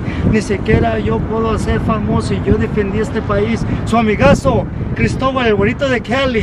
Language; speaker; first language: Spanish; early bilingual, heritage; Spanish